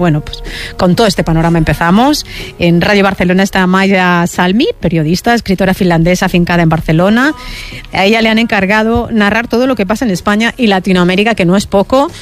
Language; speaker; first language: Spanish; native; Spanish